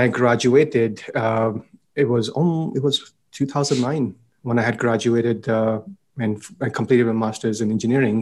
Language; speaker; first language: English; non-native, local second language; Punjabi